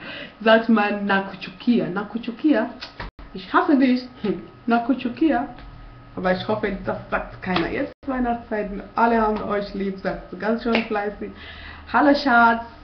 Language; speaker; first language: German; non-native, fluent; Swahili